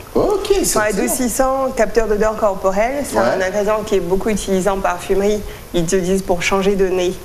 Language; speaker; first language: French; native; French